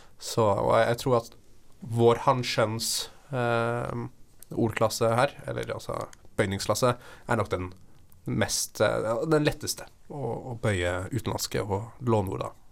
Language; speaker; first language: Norwegian; native; Norwegian